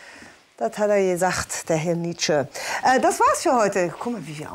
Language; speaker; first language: German; native; German